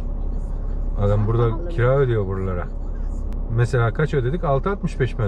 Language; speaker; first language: Turkish; early bilingual, heritage; Turkish